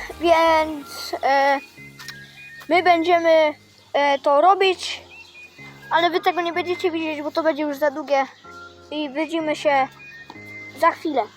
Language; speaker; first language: Polish; native; Polish